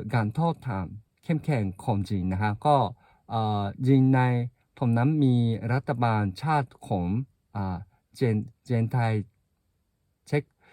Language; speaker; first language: Thai; non-native, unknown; Japanese